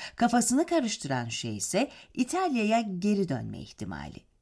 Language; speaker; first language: Turkish; native; Turkish